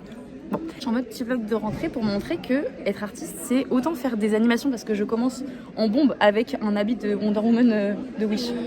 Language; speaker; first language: French; native; French